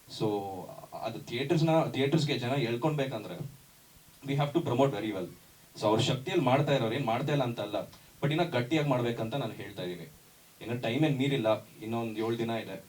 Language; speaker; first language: Kannada; native; Kannada